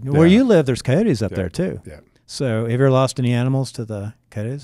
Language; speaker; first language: English; native; English